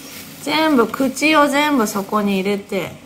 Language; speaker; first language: Japanese; native; Japanese